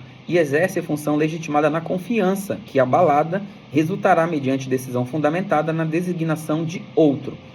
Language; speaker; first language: Portuguese; native; Portuguese